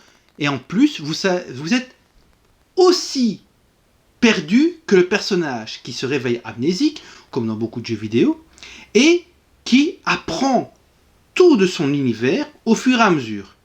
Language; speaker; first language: French; native; French